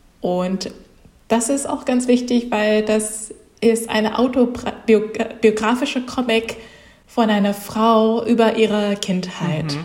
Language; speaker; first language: German; non-native, fluent; Japanese